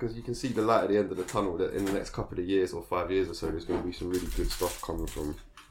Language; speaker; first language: English; native; English